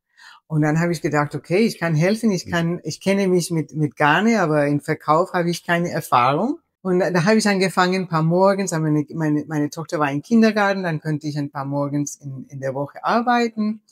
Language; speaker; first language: German; non-native, fluent; Spanish